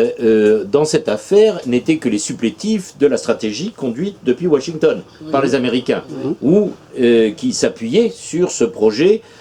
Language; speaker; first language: French; native; French